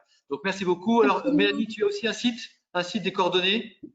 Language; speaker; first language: French; native; French